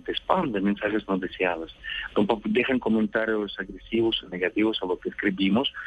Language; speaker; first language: Spanish; non-native, fluent; Russian